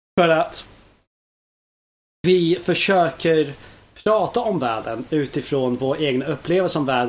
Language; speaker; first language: Swedish; non-native, fluent; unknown